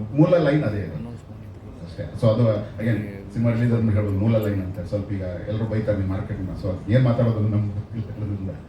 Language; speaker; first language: Kannada; native; Kannada